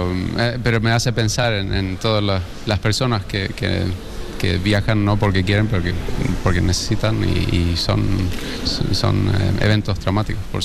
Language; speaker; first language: Spanish; early bilingual, heritage; Spanish